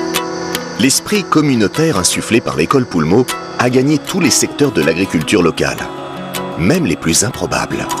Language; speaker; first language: French; native; French